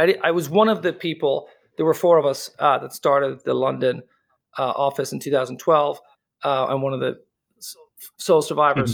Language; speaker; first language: English; native; English